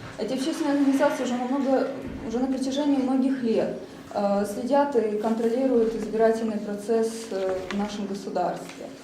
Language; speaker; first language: Russian; native; Russian